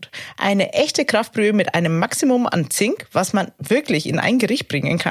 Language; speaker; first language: German; native; German